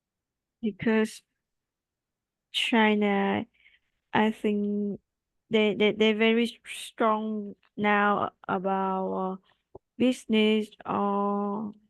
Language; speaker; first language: English; non-native, learner; Vietnamese